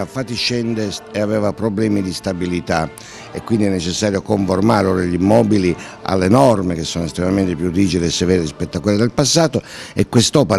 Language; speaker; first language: Italian; native; Italian